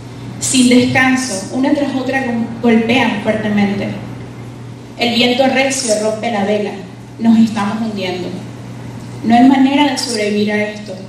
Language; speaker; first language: Spanish; native; Spanish